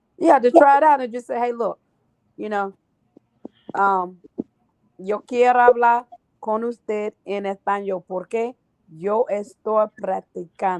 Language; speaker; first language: Spanish; non-native, learner; English